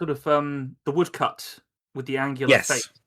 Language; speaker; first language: English; native; English